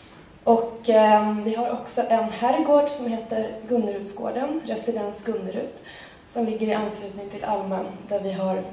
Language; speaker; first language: Swedish; native; Swedish